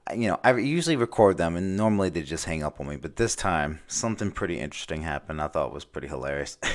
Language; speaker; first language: English; native; English